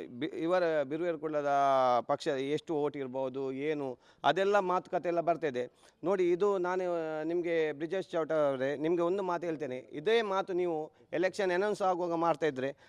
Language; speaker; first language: Kannada; non-native, local second language; Tulu